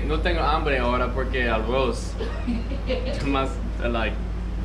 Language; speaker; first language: Spanish; non-native, learner; English